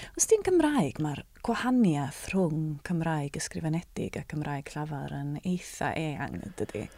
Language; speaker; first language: Welsh; native; Welsh